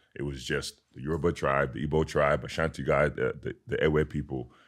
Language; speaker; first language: English; native; English